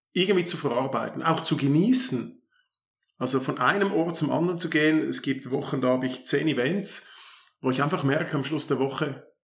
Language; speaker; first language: German; native; German